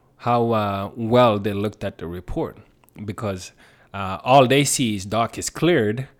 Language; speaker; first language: English; non-native, fluent; Swedish